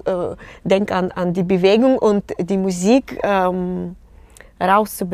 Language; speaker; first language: German; non-native, fluent; Russian